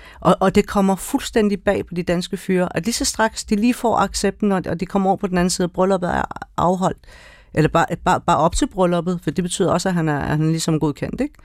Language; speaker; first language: Danish; early bilingual, other home language; Persian